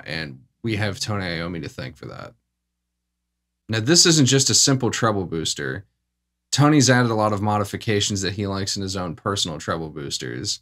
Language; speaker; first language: English; native; English